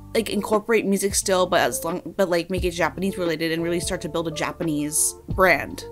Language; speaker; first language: English; native; English